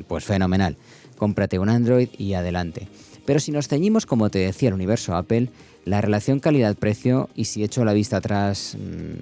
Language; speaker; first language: Spanish; native; Spanish